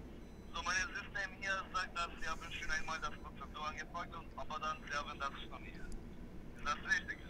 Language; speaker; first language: German; non-native, learner; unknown